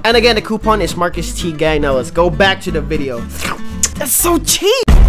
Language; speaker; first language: English; non-native, local second language; Filipino